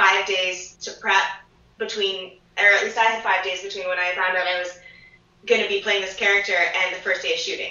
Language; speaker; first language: English; native; English